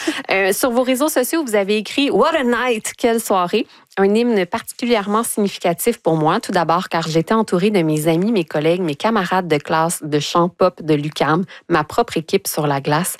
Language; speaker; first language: French; native; French